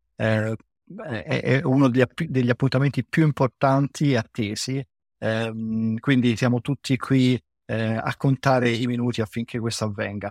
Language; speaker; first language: Italian; native; Italian